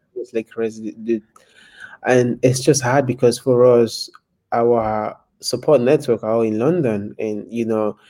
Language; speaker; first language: English; non-native, local second language; Yoruba